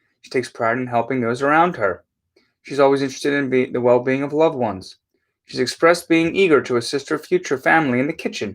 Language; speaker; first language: English; native; English